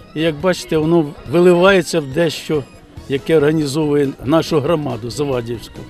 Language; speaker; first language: Ukrainian; native; Ukrainian